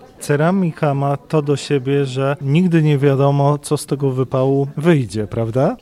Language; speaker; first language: Polish; native; Polish